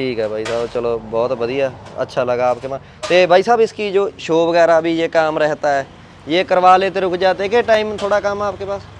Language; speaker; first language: Hindi; non-native, local second language; Punjabi